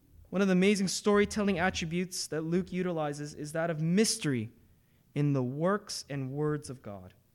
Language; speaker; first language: English; early bilingual, other home language; Korean